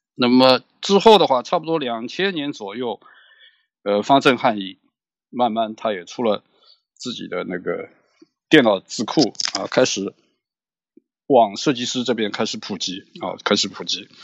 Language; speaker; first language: Chinese; native; Chinese